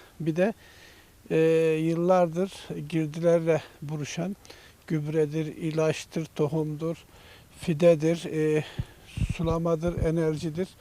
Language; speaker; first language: Turkish; native; Turkish